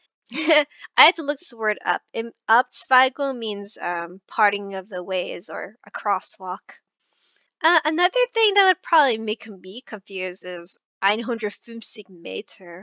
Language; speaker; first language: English; native; English